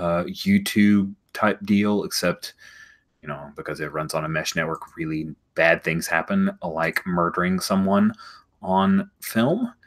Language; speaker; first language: English; native; English